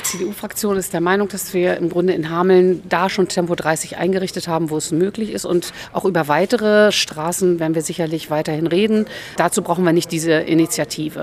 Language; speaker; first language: German; native; German